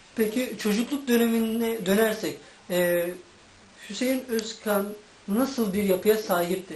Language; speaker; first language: Turkish; native; Turkish